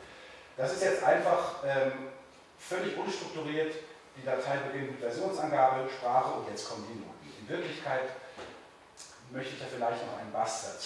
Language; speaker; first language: German; native; German